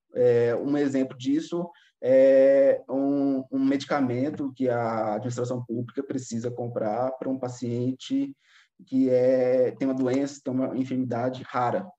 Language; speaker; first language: Portuguese; native; Portuguese